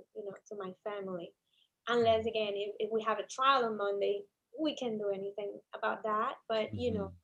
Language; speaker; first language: English; non-native, fluent; Spanish